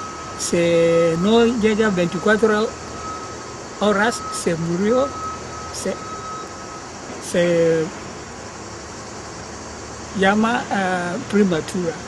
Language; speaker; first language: Spanish; non-native, learner; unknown